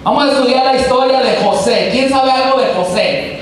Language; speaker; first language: Spanish; early bilingual, heritage; Spanish